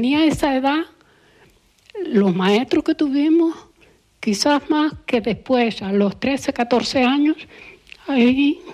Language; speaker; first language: Spanish; native; Spanish